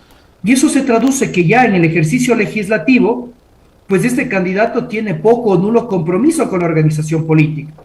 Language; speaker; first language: Spanish; native; Spanish